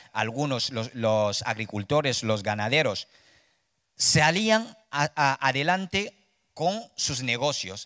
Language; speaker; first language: Spanish; non-native, fluent; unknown